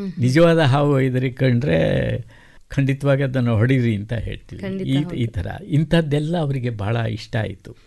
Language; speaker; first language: Kannada; native; Kannada